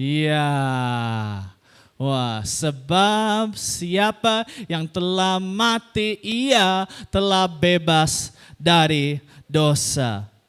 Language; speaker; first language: Indonesian; non-native, fluent; English